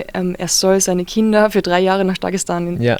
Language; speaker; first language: German; native; German